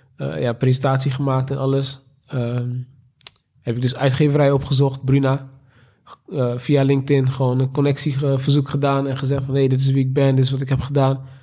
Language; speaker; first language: Dutch; native; Dutch